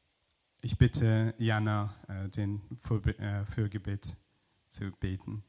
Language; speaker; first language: German; non-native, fluent; Persian